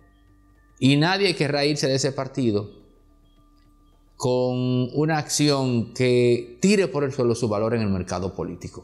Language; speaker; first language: Spanish; native; Spanish